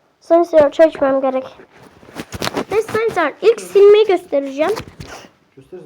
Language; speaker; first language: Turkish; native; Turkish